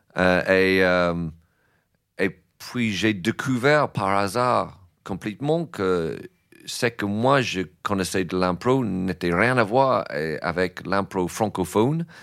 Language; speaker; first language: French; non-native, fluent; English